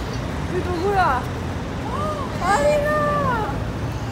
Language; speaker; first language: Korean; native; Korean